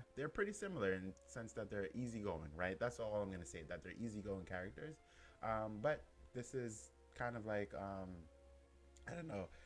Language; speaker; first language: English; native; English